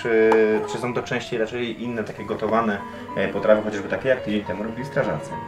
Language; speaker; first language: Polish; native; Polish